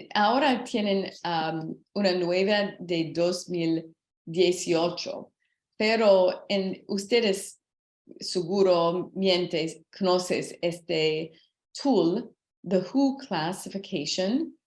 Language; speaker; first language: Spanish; non-native, learner; English